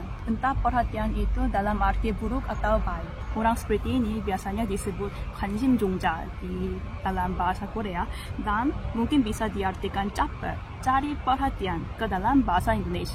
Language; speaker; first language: Indonesian; non-native, fluent; Korean